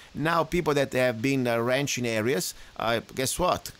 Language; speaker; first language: English; non-native, fluent; Italian